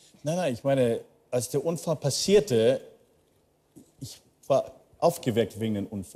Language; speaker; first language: German; early bilingual, heritage; German